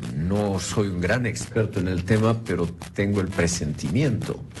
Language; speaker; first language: Spanish; native; Spanish